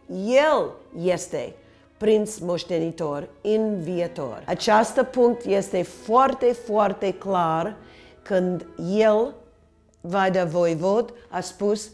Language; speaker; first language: Romanian; early bilingual, heritage; Romanian